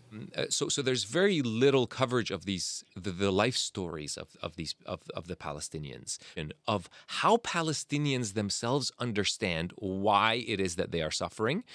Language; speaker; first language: English; early bilingual, other home language; Arabic